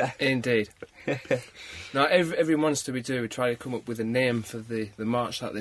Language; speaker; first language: English; native; English